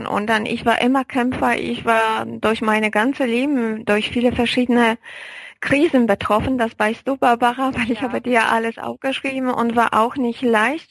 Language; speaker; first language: German; non-native, fluent; Polish